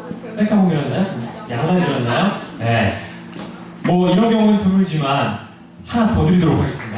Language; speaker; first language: Korean; native; Korean